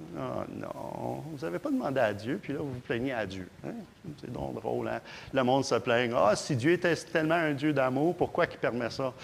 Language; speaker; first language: French; native; French